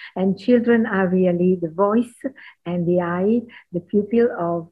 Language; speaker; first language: English; non-native, fluent; Italian